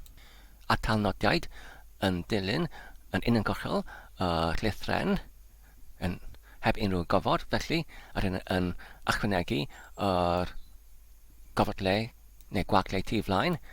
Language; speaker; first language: Welsh; non-native, learner; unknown